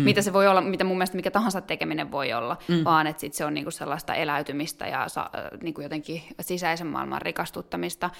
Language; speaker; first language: Finnish; native; Finnish